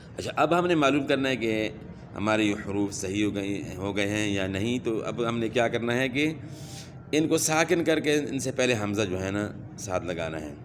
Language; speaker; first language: Urdu; native; Urdu